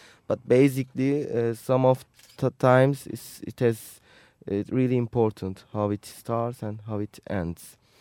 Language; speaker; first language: English; non-native, fluent; Turkish